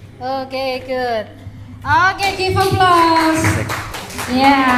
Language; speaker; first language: English; non-native, fluent; Indonesian